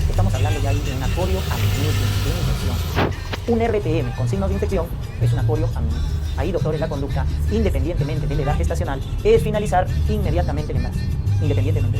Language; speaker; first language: Spanish; native; Spanish